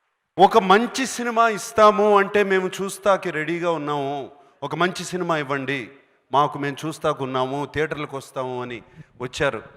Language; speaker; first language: Telugu; native; Telugu